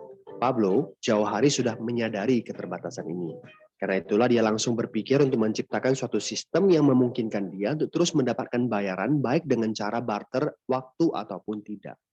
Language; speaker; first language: Indonesian; native; Indonesian